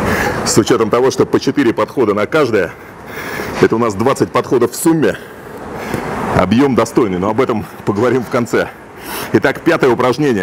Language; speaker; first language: Russian; native; Russian